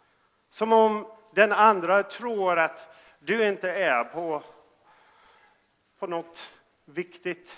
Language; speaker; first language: Swedish; non-native, fluent; English